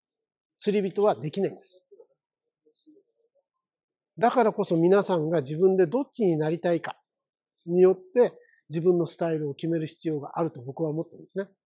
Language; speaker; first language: Japanese; native; Japanese